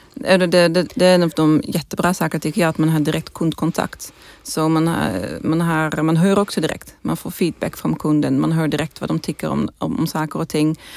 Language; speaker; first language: Swedish; non-native, fluent; Dutch